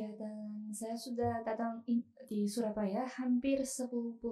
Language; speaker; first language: Indonesian; non-native, learner; Chinese